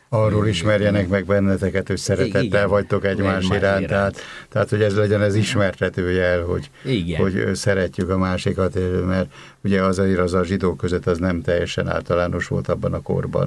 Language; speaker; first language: Hungarian; native; Hungarian